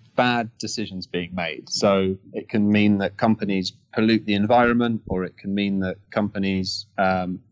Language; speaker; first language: English; native; English